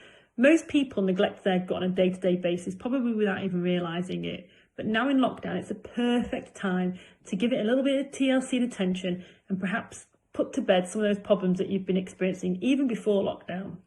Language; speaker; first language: English; native; English